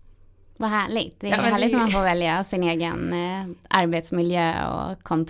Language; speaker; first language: Swedish; native; Swedish